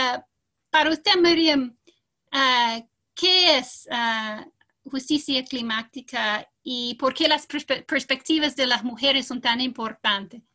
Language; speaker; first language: Spanish; non-native, fluent; English